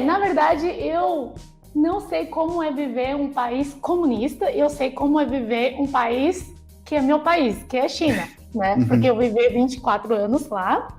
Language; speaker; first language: Portuguese; non-native, fluent; Chinese